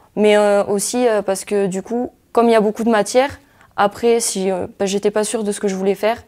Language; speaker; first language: French; native; French